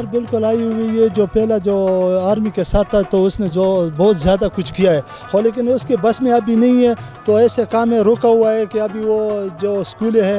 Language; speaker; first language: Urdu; non-native, local second language; Pashto